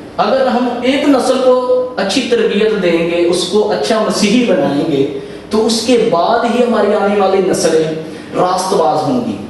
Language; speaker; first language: Urdu; native; Urdu